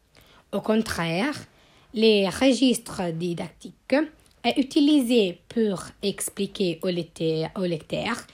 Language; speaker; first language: French; non-native, learner; Italian